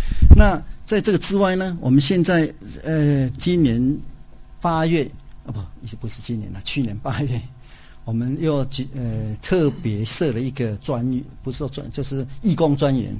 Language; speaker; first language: Chinese; native; Chinese